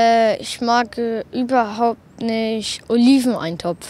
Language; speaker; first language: German; native; German